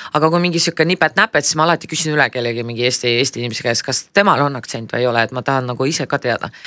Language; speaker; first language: Estonian; non-native, local second language; Russian